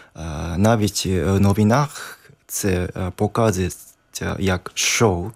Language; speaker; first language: Ukrainian; non-native, learner; Japanese